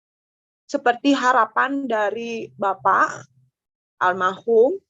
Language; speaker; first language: Indonesian; non-native, local second language; Balinese